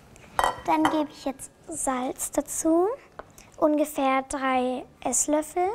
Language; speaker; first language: German; native; German